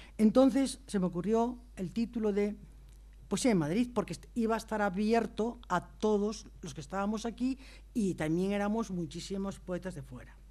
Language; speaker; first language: Spanish; native; Spanish